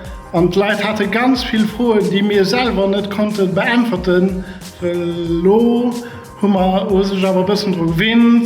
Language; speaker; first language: German; non-native, local second language; Luxembourgish